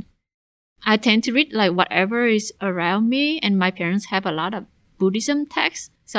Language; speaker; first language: English; non-native, fluent; Vietnamese